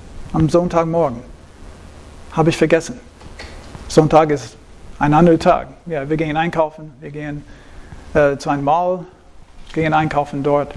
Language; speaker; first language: German; non-native, fluent; English